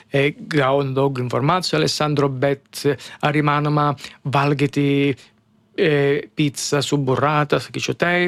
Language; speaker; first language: Lithuanian; non-native, learner; Italian